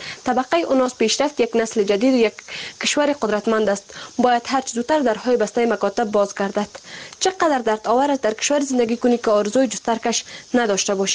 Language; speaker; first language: Persian; native; Persian